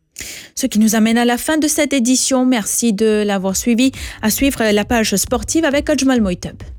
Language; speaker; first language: French; non-native, local second language; Morisyen